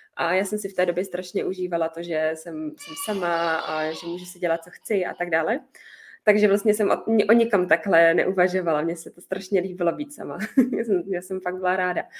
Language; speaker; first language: Czech; native; Czech